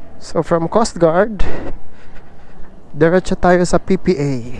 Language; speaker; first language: Filipino; non-native, local second language; Bikol